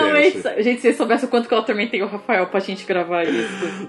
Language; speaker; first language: Portuguese; native; Portuguese